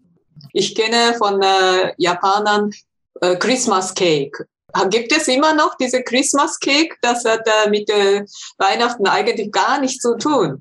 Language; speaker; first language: German; non-native, fluent; Japanese